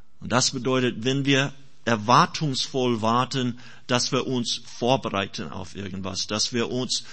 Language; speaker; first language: German; non-native, fluent; English